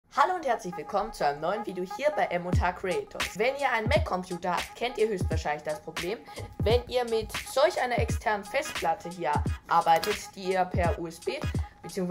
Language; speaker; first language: German; native; German